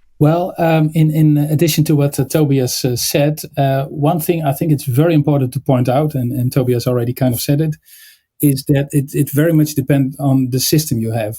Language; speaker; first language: English; non-native, fluent; Dutch